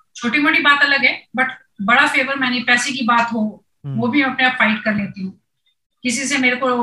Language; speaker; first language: Hindi; native; Hindi